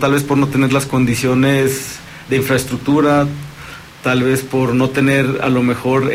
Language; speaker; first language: Spanish; native; Spanish